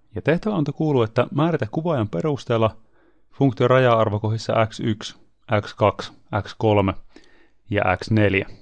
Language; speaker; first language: Finnish; native; Finnish